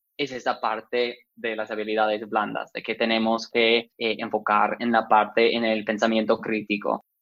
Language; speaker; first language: Spanish; non-native, fluent; English